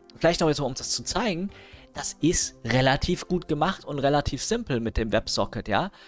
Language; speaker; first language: German; native; German